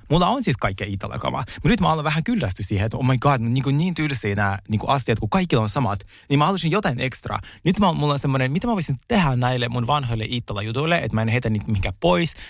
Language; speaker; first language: Finnish; non-native, fluent; Russian